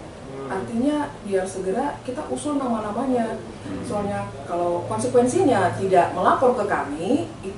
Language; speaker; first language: Indonesian; native; Indonesian